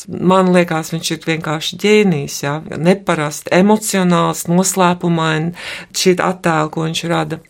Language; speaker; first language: Latvian; native; Latvian